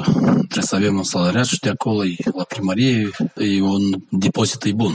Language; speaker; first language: Romanian; non-native, local second language; Gagauz